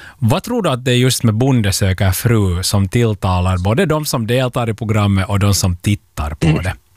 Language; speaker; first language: Swedish; native; Swedish